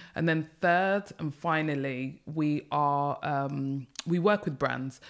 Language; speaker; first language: English; native; English